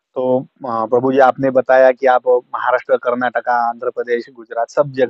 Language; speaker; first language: Hindi; non-native, local second language; Marathi